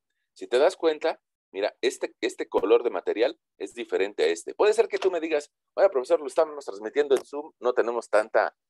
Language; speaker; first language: Spanish; native; Spanish